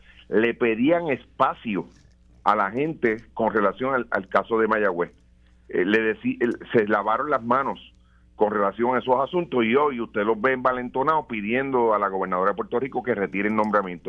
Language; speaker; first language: Spanish; native; Spanish